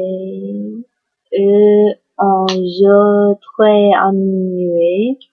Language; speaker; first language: French; non-native, learner; English